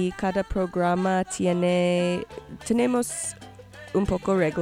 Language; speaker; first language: Spanish; non-native, learner; English